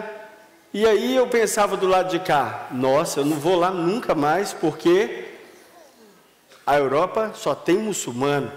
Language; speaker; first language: Portuguese; native; Portuguese